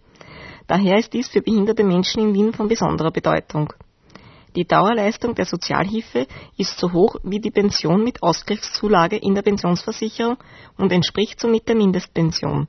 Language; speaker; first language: German; native; German